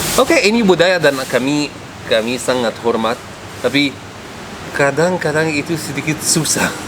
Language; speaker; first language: Indonesian; non-native, fluent; Arabic